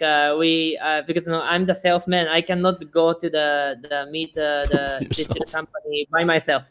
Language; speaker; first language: English; non-native, fluent; Japanese